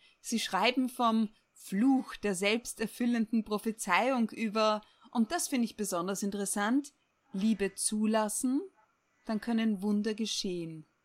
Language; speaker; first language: German; native; German